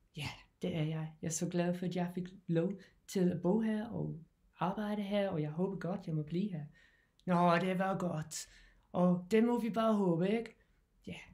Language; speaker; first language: Danish; non-native, learner; English